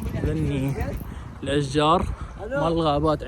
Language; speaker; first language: Arabic; native; Arabic